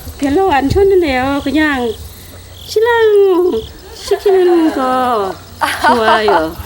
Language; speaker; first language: Korean; non-native, learner; Thai